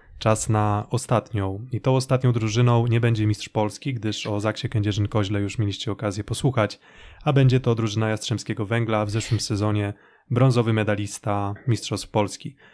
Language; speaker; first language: Polish; native; Polish